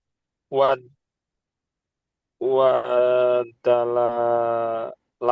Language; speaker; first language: Arabic; non-native, learner; Indonesian